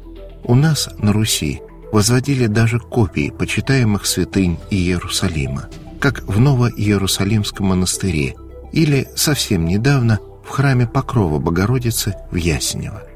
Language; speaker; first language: Russian; native; Russian